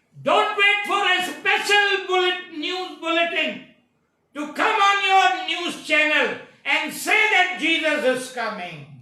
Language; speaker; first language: English; non-native, local second language; Hindi